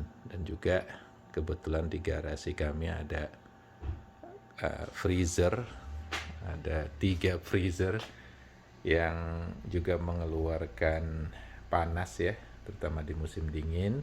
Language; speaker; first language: Indonesian; native; Indonesian